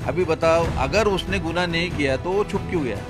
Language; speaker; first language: Hindi; non-native, local second language; Marathi